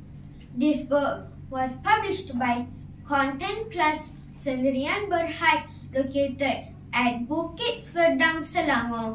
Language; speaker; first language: English; non-native, learner; Malay